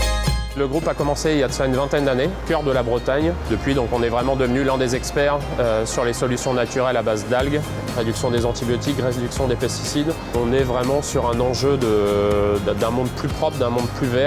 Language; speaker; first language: French; native; French